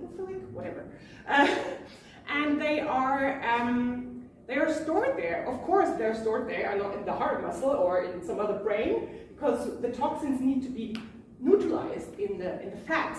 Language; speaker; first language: English; non-native, fluent; German